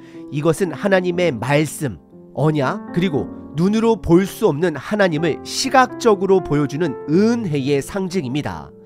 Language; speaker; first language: Korean; native; Korean